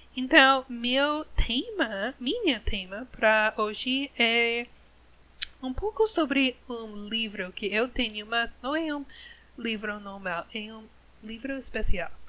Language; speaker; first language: Portuguese; non-native, learner; English